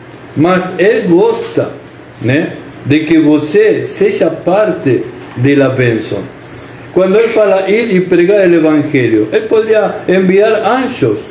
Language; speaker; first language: Portuguese; non-native, fluent; Spanish